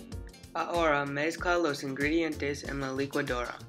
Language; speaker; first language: Spanish; non-native, learner; English